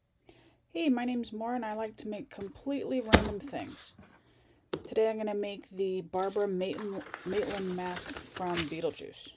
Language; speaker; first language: English; native; English